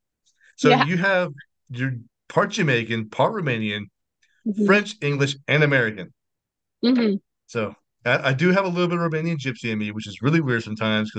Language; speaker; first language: English; native; English